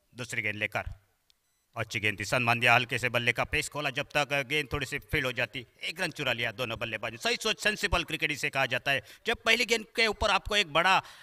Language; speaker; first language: Hindi; non-native, local second language; Marathi